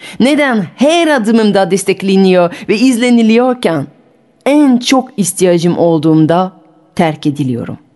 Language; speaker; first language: Turkish; non-native, fluent; French